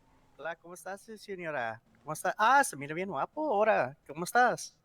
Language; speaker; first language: Spanish; non-native, learner; English